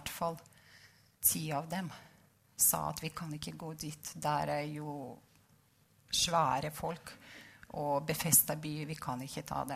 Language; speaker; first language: Norwegian; non-native, fluent; Russian